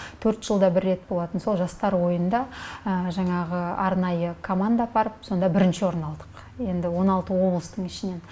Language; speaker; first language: Kazakh; native; Kazakh